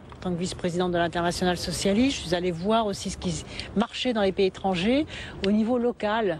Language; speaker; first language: French; native; French